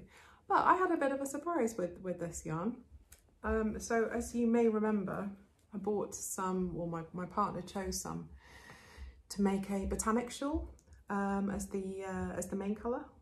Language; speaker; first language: English; native; English